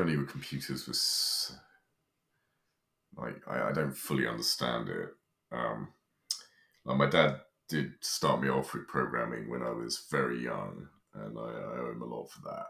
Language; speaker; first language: English; native; English